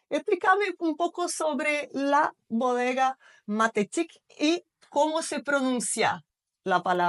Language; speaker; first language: Spanish; non-native, fluent; Portuguese